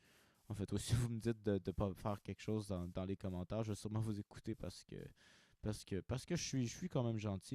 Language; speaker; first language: French; native; French